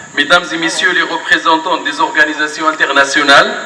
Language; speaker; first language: French; non-native, local second language; Arabic